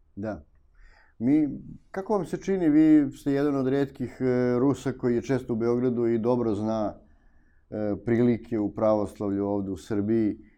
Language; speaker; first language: Serbian; native; Serbian